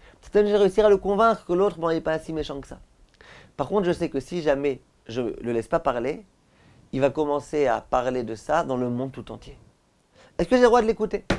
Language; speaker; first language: French; native; French